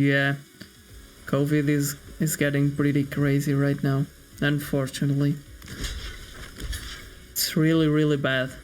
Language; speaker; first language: English; non-native, fluent; Portuguese